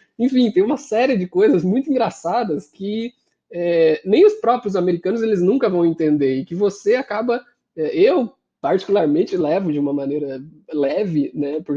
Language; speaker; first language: Portuguese; native; Portuguese